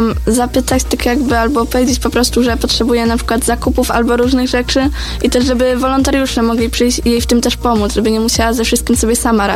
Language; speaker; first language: Polish; native; Polish